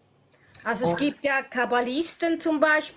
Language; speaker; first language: German; native; German